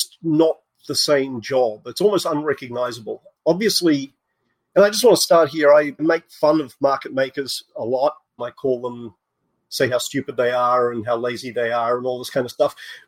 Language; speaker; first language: English; native; English